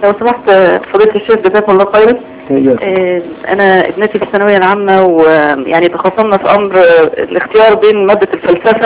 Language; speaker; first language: Arabic; native; Arabic